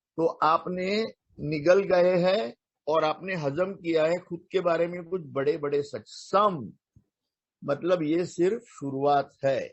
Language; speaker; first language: Hindi; non-native, local second language; Marathi